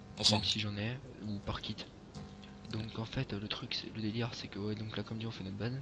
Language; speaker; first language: French; native; French